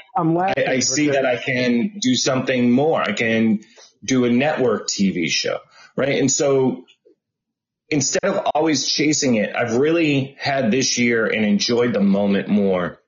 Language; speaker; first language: English; native; English